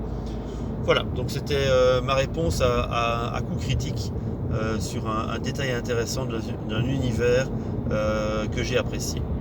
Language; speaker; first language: French; native; French